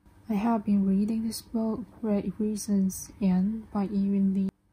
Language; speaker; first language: English; non-native, learner; Chinese